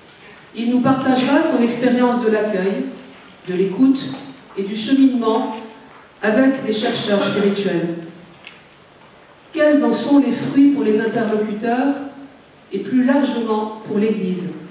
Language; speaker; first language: French; native; French